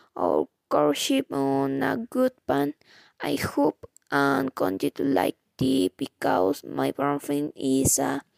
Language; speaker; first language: English; non-native, fluent; Spanish